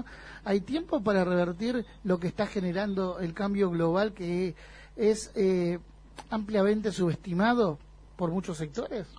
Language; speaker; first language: Spanish; native; Spanish